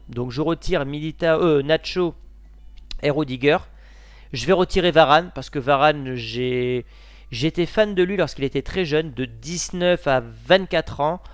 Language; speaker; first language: French; native; French